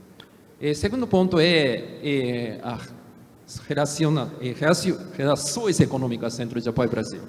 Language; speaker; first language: Portuguese; non-native, fluent; Japanese